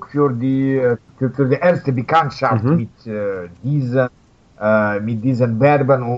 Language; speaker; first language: German; non-native, learner; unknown